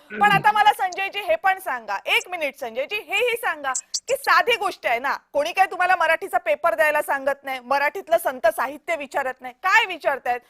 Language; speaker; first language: Marathi; native; Marathi